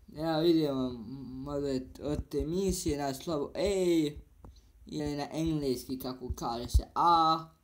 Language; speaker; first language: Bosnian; early bilingual, heritage; Bosnian